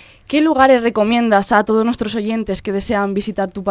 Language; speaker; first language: Spanish; native; Spanish